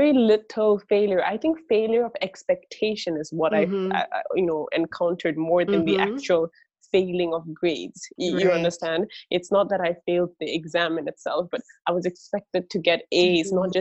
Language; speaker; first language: English; early bilingual, other home language; Bangla